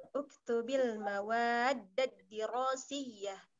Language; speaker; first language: Arabic; non-native, learner; Indonesian